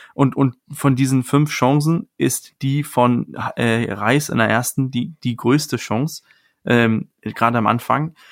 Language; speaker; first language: German; non-native, fluent; Danish